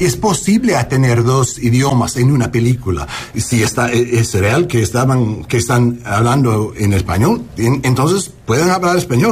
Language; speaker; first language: Spanish; non-native, learner; English